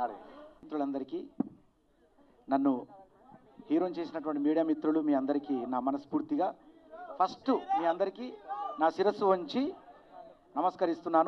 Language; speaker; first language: Telugu; native; Telugu